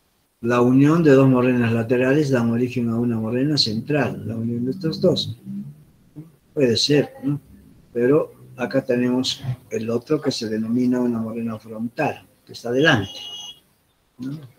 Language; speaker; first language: Spanish; native; Spanish